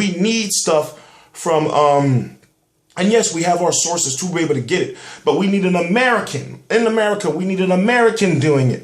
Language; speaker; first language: English; native; English